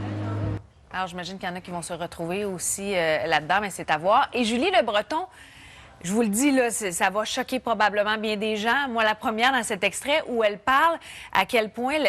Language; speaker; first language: French; native; French